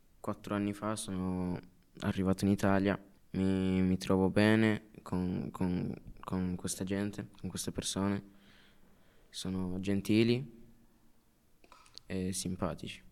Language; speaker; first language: Italian; early bilingual, other home language; Spanish